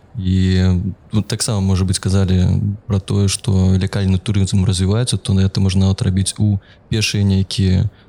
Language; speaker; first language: Belarusian; non-native, local second language; Russian